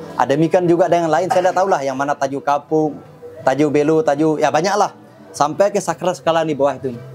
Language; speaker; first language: Indonesian; non-native, local second language; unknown